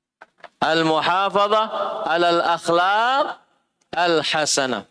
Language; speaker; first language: Arabic; non-native, fluent; Indonesian